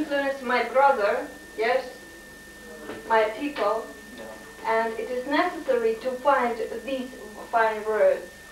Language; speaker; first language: English; non-native, learner; Russian